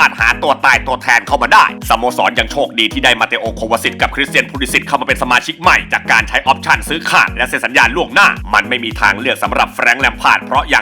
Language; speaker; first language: Thai; native; Thai